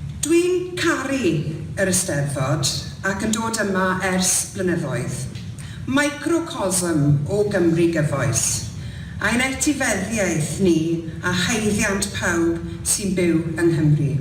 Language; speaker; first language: Welsh; non-native, local second language; English